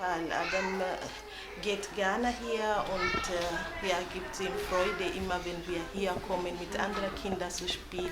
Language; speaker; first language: German; non-native, fluent; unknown